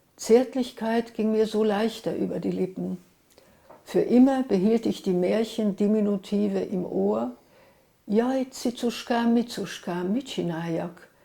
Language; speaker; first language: German; early bilingual, other home language; Hungarian